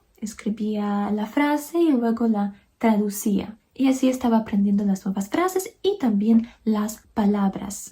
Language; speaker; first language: Spanish; non-native, fluent; Polish